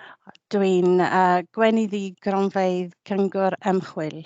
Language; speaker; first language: Welsh; non-native, learner; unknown